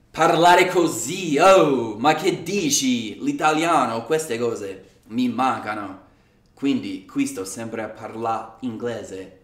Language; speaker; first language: Italian; non-native, fluent; English